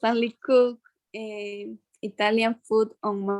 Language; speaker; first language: English; non-native, learner; Spanish